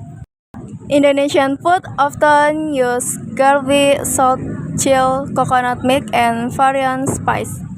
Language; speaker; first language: English; non-native, learner; Indonesian